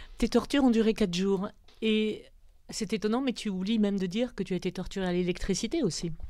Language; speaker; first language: French; native; French